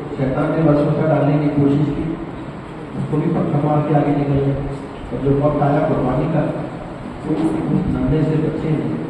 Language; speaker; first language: Urdu; native; Urdu